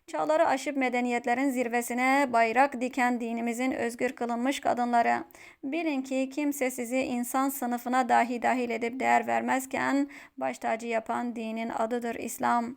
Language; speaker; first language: Turkish; native; Turkish